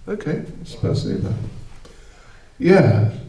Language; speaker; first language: Russian; non-native, learner; English